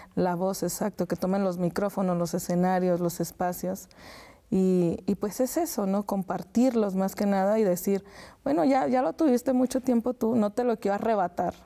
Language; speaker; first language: Spanish; native; Spanish